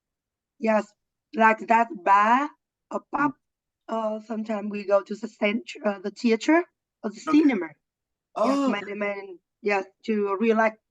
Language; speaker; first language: English; non-native, learner; Vietnamese